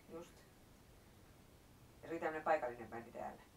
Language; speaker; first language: Finnish; native; Finnish